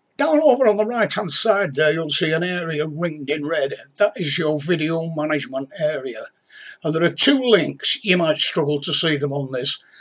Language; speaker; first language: English; native; English